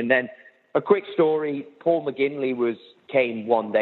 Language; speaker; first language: English; native; English